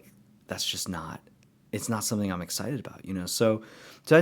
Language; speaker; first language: English; native; English